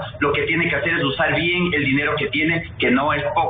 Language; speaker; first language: Spanish; native; Spanish